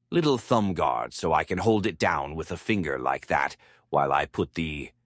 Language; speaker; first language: English; native; English